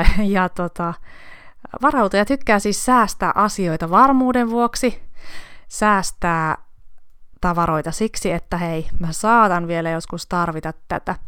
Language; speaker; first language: Finnish; native; Finnish